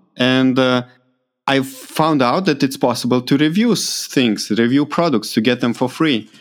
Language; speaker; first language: English; non-native, fluent; Lithuanian